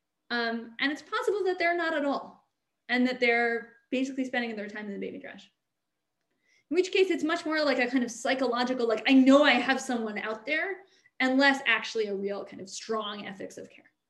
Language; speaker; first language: English; native; English